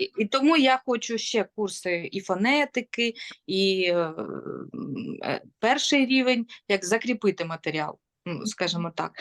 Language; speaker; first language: Ukrainian; non-native, local second language; Russian